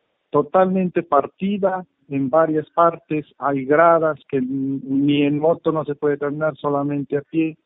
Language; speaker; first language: Spanish; native; Spanish